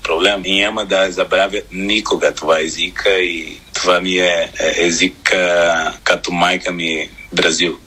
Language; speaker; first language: Bulgarian; non-native, learner; Portuguese